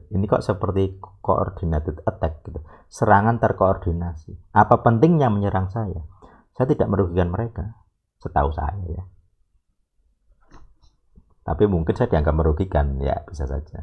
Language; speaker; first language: Indonesian; native; Indonesian